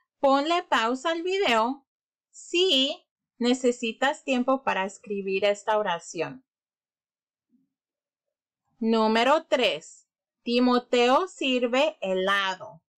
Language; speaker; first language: Spanish; early bilingual, heritage; Spanish